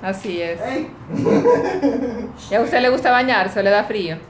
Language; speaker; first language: Spanish; native; Spanish